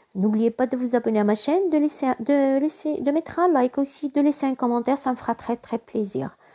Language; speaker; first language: French; non-native, local second language; Arabic